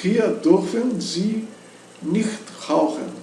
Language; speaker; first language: German; non-native, learner; Portuguese